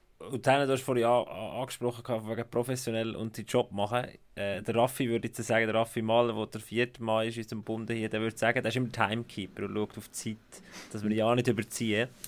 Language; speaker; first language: German; native; German